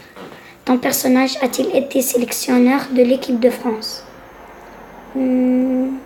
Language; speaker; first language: French; non-native, local second language; Arabic